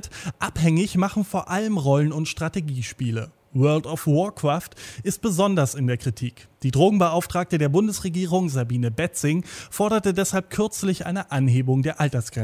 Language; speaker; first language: German; native; German